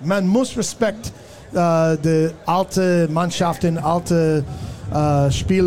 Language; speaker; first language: German; non-native, learner; English